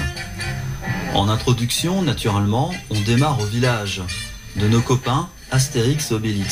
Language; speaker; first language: French; native; French